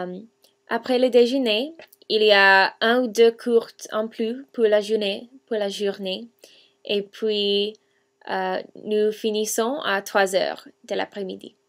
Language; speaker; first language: French; non-native, learner; English